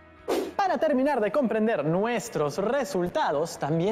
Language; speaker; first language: Spanish; native; Spanish